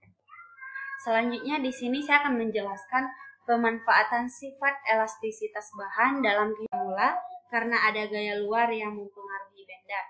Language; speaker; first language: Indonesian; native; Indonesian